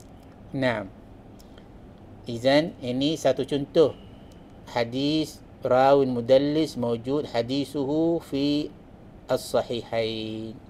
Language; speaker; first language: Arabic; non-native, fluent; Malay